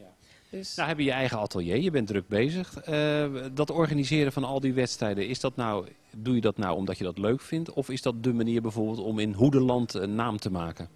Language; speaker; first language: Dutch; native; Dutch